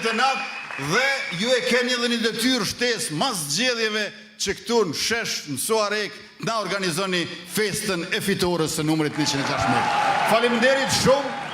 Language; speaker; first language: Albanian; native; Albanian